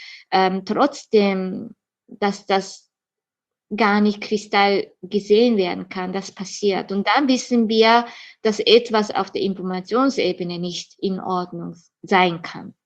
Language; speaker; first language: German; non-native, fluent; Japanese